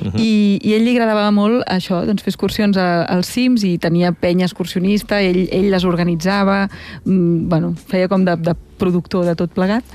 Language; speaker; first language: Catalan; native; Catalan